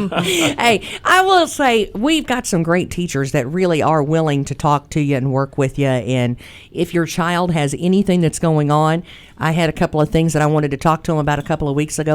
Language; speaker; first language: English; native; English